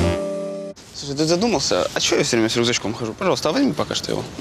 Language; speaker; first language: Russian; native; Russian